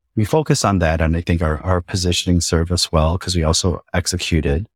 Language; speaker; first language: English; native; English